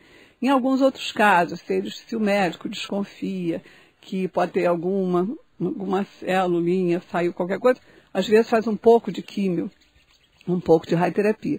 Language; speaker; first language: Portuguese; native; Portuguese